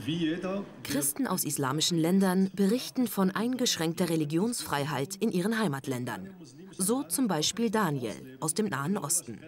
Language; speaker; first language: German; native; German